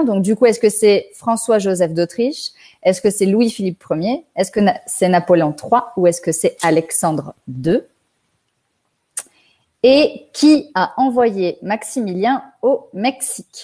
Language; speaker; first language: French; native; French